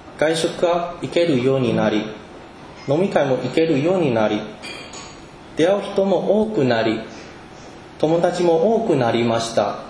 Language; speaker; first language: Japanese; non-native, fluent; Chinese